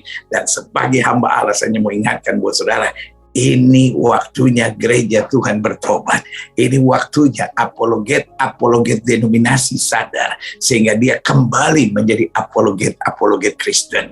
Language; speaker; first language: Indonesian; native; Indonesian